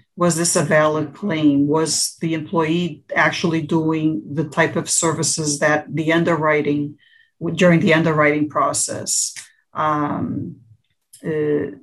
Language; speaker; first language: English; early bilingual, other home language; Portuguese